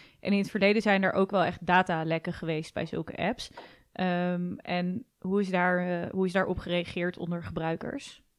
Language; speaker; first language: Dutch; native; Dutch